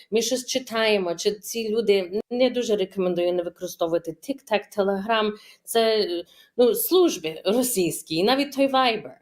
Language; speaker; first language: Ukrainian; early bilingual, heritage; Ukrainian